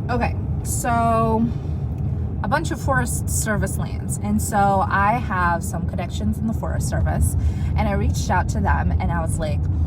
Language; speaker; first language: English; native; English